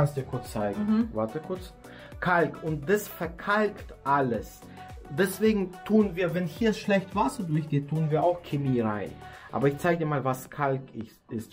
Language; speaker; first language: German; native; German